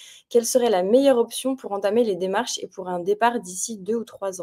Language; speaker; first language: French; native; French